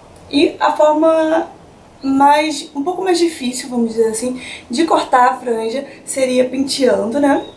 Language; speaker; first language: Portuguese; native; Portuguese